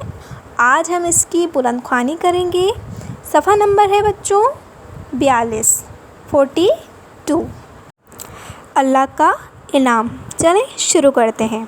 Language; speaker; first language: Urdu; non-native, local second language; Sindhi